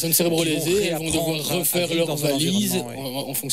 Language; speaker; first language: French; native; French